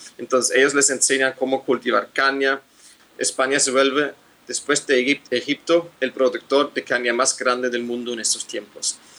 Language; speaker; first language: Spanish; non-native, fluent; German